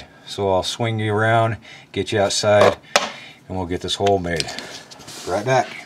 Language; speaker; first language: English; native; English